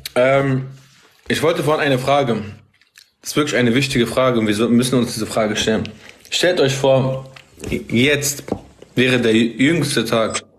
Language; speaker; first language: German; early bilingual, other home language; Arabic